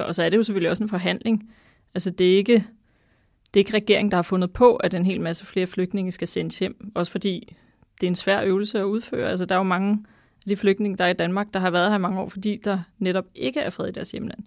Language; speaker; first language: Danish; native; Danish